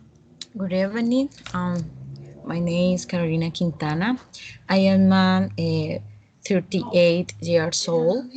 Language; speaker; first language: English; non-native, learner; Spanish